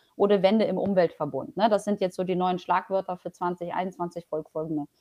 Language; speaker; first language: German; early bilingual, other home language; Polish